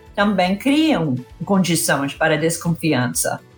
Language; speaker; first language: Portuguese; non-native, fluent; English